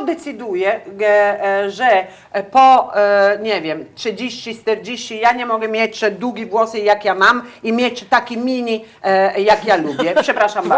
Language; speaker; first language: Polish; non-native, learner; Italian